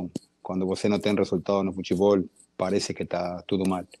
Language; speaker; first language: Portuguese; non-native, learner; Spanish